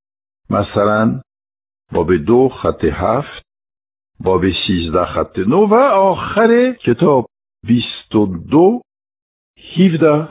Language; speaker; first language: Persian; non-native, fluent; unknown